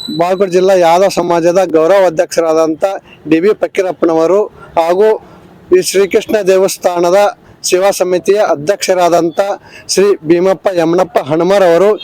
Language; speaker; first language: Kannada; native; Kannada